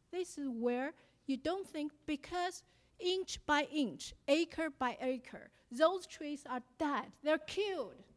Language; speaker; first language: English; non-native, fluent; Chinese